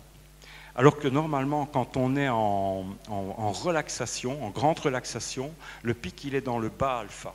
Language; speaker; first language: French; native; French